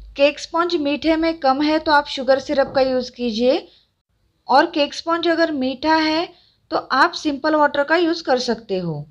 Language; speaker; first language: Hindi; non-native, local second language; Marathi